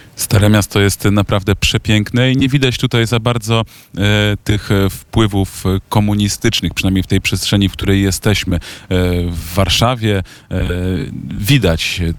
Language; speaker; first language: Polish; native; Polish